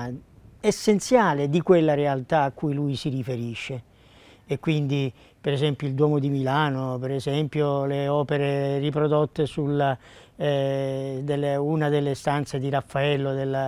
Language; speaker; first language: Italian; native; Italian